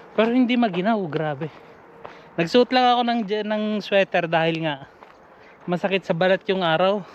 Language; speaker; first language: Filipino; non-native, local second language; Iloko